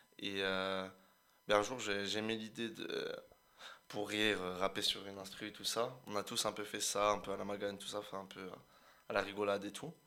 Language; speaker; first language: French; native; French